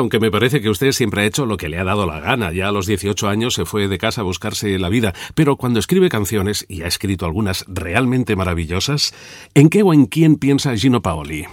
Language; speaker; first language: Spanish; native; Spanish